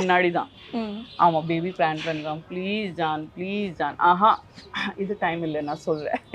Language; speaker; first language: Tamil; non-native, fluent; Gujarati